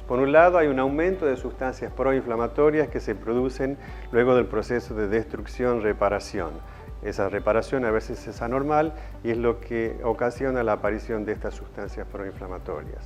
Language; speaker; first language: Spanish; native; Spanish